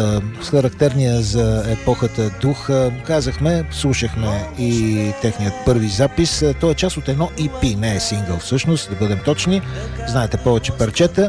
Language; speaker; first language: Bulgarian; native; Bulgarian